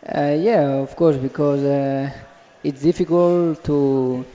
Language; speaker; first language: English; non-native, learner; Catalan